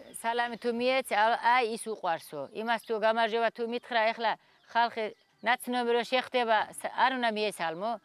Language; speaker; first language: Georgian; non-native, local second language; Avaric